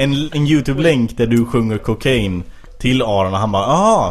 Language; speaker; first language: Swedish; native; Swedish